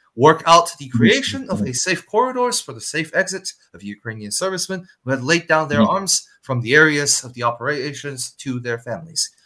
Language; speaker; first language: English; non-native, fluent; Chinese